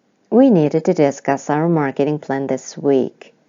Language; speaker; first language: English; non-native, fluent; Korean